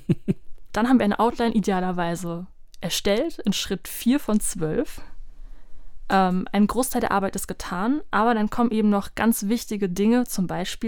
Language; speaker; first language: German; native; German